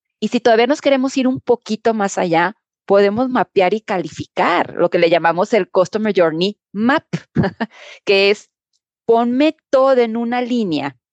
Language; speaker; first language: Spanish; native; Spanish